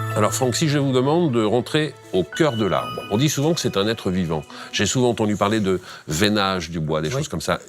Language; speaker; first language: French; native; French